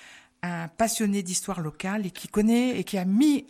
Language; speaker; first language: French; native; French